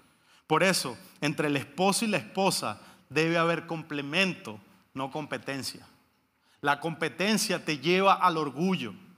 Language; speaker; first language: Spanish; native; Spanish